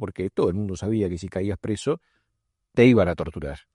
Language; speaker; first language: Spanish; native; Spanish